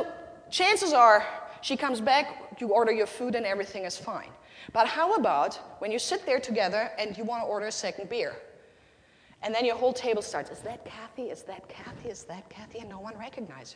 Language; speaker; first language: English; non-native, fluent; German